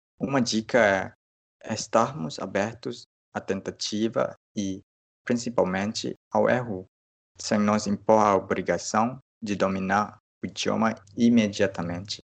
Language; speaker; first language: Portuguese; non-native, fluent; Malay